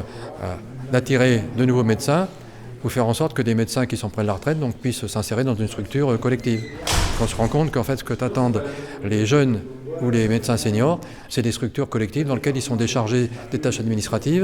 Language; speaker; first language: French; native; French